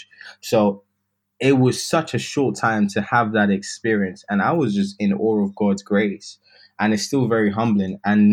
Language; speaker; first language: English; native; English